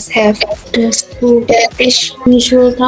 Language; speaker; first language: German; non-native, learner; Indonesian